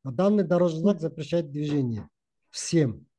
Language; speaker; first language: Russian; non-native, local second language; Kazakh